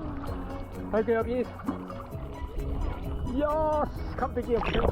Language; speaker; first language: Japanese; native; Japanese